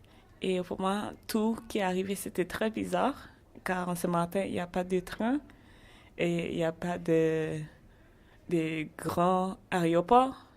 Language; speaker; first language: French; non-native, learner; English